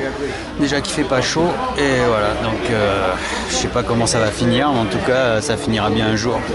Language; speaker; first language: French; native; French